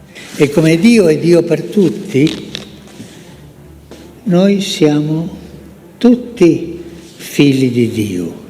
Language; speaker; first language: Italian; non-native, fluent; Spanish